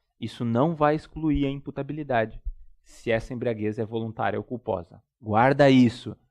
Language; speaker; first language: Portuguese; native; Portuguese